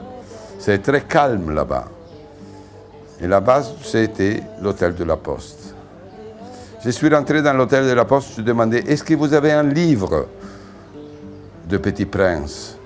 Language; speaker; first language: French; non-native, fluent; Italian